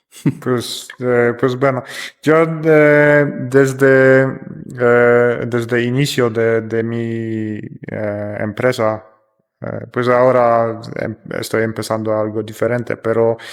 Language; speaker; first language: Spanish; non-native, fluent; Polish